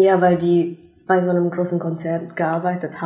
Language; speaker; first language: German; non-native, fluent; Indonesian